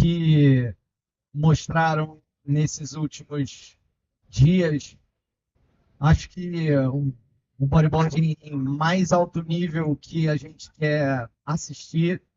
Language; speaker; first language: Portuguese; native; Portuguese